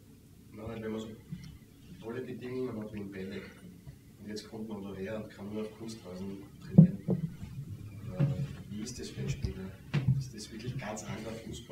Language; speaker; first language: German; native; German